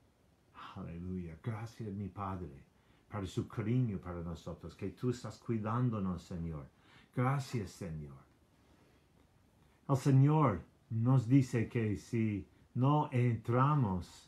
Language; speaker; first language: Spanish; non-native, learner; English